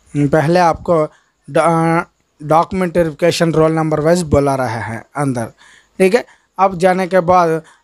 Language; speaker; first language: Hindi; non-native, local second language; Telugu